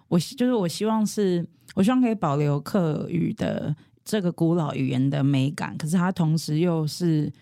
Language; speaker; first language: Chinese; non-native, local second language; Hakka Chinese